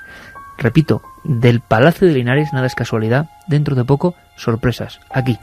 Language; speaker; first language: Spanish; native; Spanish